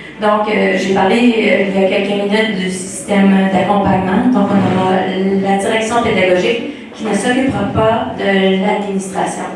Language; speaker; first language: French; native; French